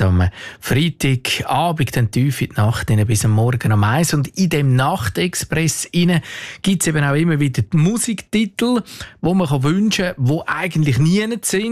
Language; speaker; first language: German; native; German